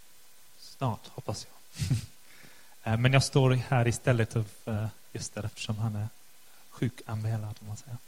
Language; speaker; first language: Swedish; non-native, fluent; English